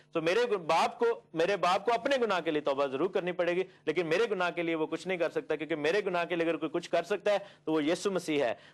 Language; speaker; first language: Urdu; native; Urdu